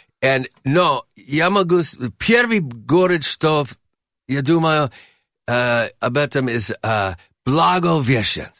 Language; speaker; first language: Russian; non-native, learner; English